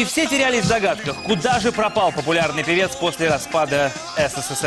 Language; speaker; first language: Russian; native; Russian